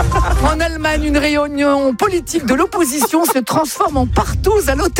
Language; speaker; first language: French; native; French